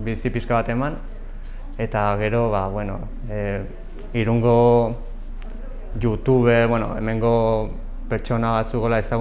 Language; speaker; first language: Basque; non-native, local second language; Spanish